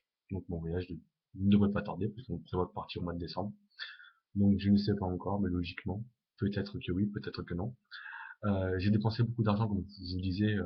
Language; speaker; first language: French; native; French